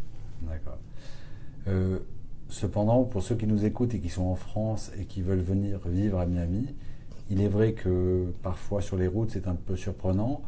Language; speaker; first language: French; native; French